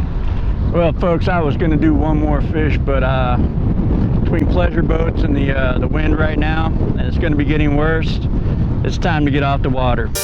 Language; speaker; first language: English; native; English